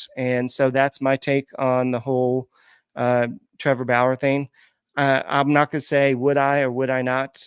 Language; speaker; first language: English; native; English